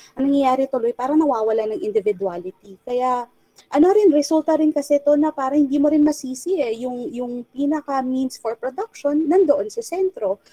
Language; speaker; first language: Filipino; non-native, local second language; Chavacano